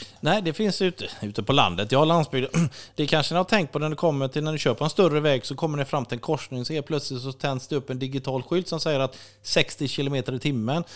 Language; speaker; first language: Swedish; native; Swedish